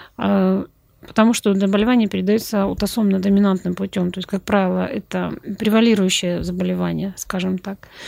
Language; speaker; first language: Russian; native; Russian